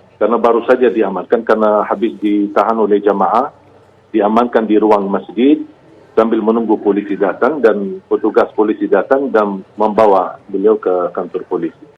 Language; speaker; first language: Malay; non-native, fluent; Arabic